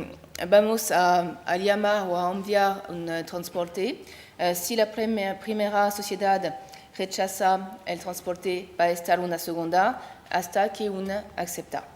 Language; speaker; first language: Spanish; non-native, learner; French